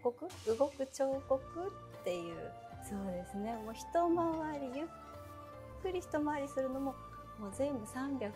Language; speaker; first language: Japanese; native; Japanese